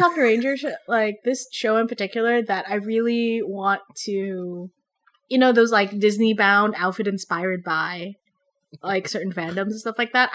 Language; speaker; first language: English; non-native, local second language; Filipino